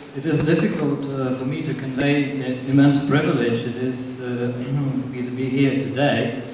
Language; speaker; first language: English; non-native, fluent; Ukrainian